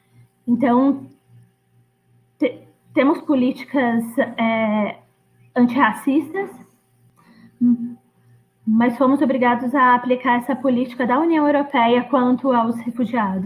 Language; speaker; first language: Portuguese; non-native, fluent; Greek